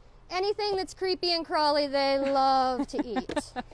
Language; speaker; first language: English; native; English